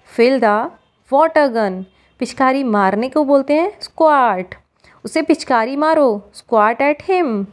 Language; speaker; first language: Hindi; native; Hindi